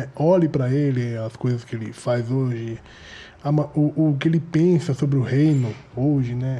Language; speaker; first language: Portuguese; native; Portuguese